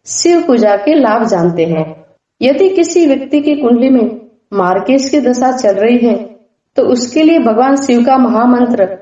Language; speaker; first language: Hindi; non-native, local second language; Gujarati